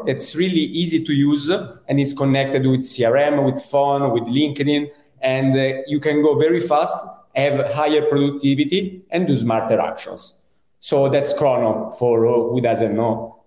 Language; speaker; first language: English; non-native, fluent; Italian